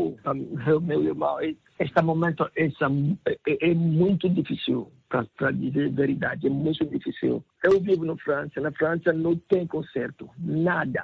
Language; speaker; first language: Portuguese; non-native, learner; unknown